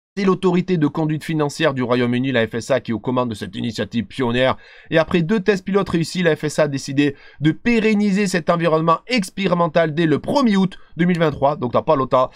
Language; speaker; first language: French; native; French